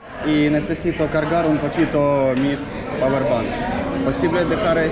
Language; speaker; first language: Spanish; non-native, learner; Russian